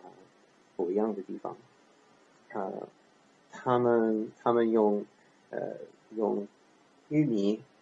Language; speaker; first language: Chinese; non-native, learner; English